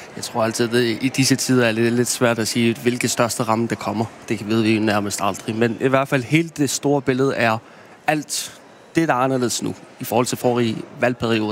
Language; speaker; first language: Danish; non-native, local second language; Kalaallisut